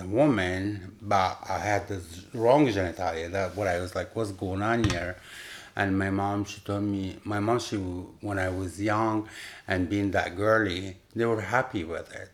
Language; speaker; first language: English; non-native, fluent; Arabic